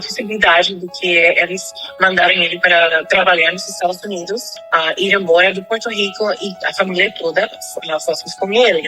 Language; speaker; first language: Portuguese; non-native, fluent; Spanish